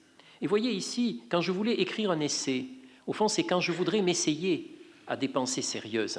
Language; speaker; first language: French; native; French